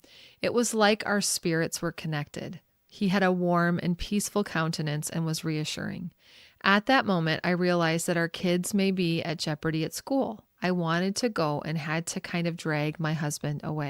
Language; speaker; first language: English; native; English